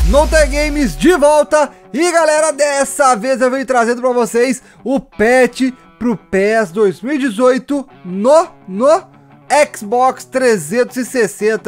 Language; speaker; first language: Portuguese; native; Portuguese